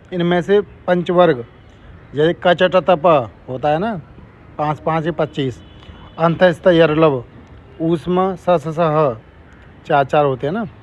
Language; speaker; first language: Hindi; native; Hindi